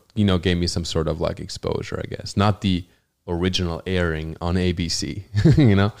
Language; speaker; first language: English; non-native, fluent; German